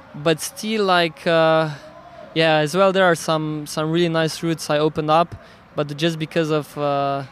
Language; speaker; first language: English; non-native, fluent; Slovenian